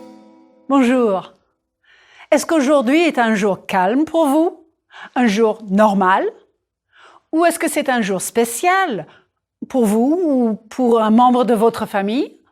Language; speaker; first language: French; non-native, fluent; English